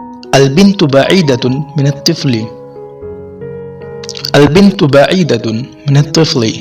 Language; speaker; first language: Arabic; non-native, fluent; Urdu